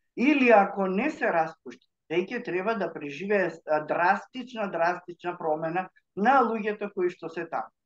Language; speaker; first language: Macedonian; native; Macedonian